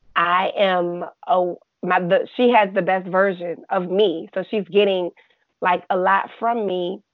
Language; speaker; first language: English; native; English